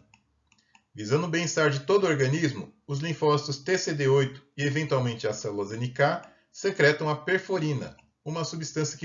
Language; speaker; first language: Portuguese; native; Portuguese